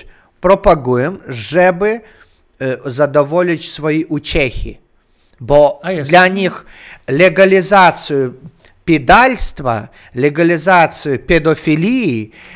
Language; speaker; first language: Polish; non-native, learner; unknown